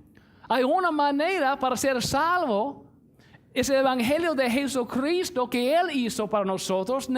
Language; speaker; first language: Spanish; non-native, fluent; English